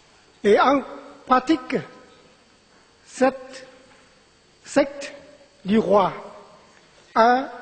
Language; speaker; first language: French; non-native, fluent; Vietnamese